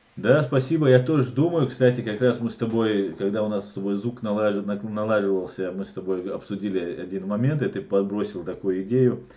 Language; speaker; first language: Russian; non-native, local second language; Chechen